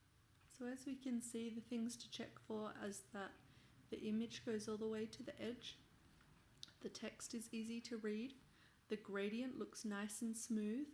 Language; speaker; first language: English; native; English